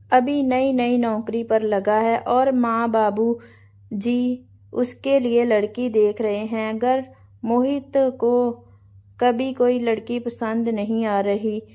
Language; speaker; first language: Hindi; non-native, local second language; Punjabi